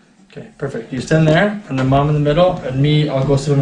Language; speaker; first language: English; native; English